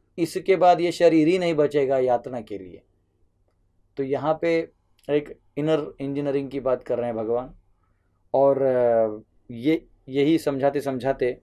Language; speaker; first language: Hindi; native; Hindi